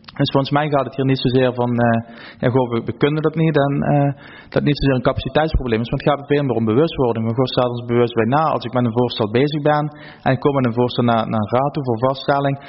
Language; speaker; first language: Dutch; native; Dutch